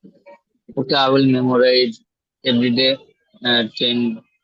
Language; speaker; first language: English; non-native, learner; Bangla